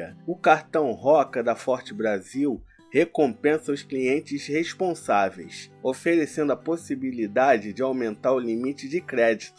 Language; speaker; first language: Portuguese; native; Portuguese